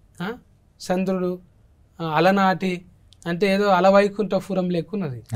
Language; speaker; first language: Telugu; native; Telugu